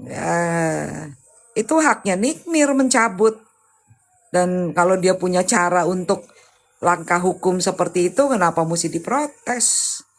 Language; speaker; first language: Indonesian; native; Indonesian